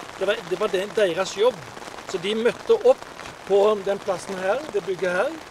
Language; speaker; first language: Norwegian; native; Norwegian